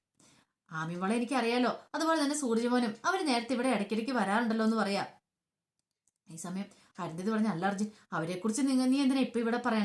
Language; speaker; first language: Malayalam; native; Malayalam